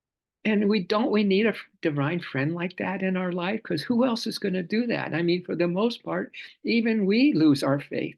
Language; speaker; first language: English; native; English